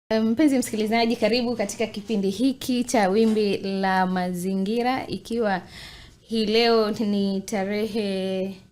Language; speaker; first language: Swahili; native; Swahili